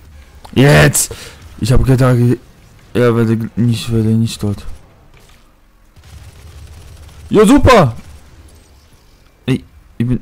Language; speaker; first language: German; non-native, fluent; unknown